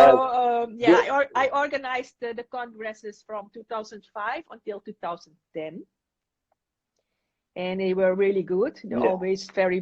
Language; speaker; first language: English; non-native, fluent; Dutch